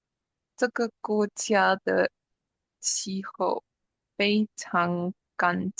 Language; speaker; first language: Chinese; non-native, learner; English